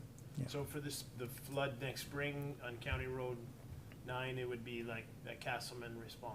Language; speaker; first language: English; native; English